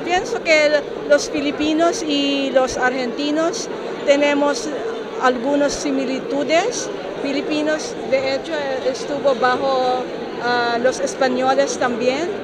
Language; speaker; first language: Spanish; non-native, fluent; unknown